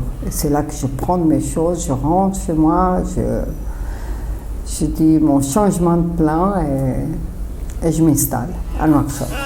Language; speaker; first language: French; non-native, fluent; Portuguese